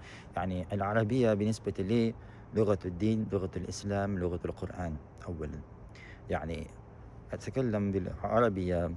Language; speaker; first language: Arabic; non-native, fluent; Kazakh